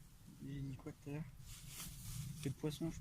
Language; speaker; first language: French; native; French